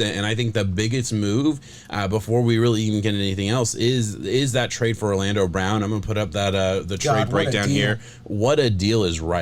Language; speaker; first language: English; native; English